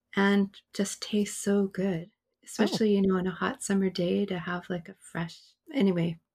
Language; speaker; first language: English; native; English